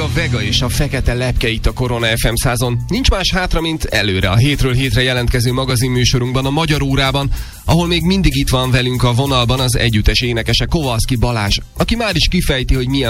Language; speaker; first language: Hungarian; native; Hungarian